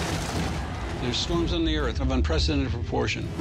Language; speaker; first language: English; native; English